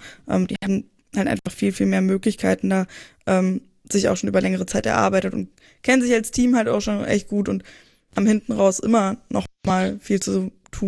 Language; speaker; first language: German; native; German